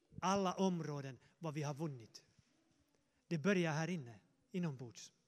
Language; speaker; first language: Swedish; non-native, fluent; Finnish